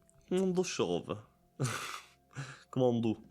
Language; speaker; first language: Portuguese; non-native, learner; German